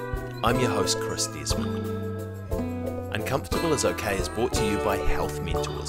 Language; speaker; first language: English; native; English